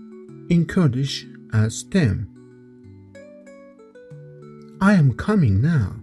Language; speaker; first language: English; non-native, fluent; Kurdish